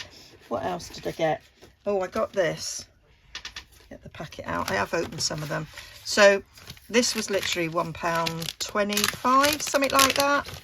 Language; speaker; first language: English; native; English